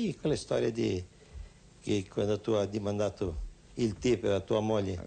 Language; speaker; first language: Italian; non-native, fluent; Portuguese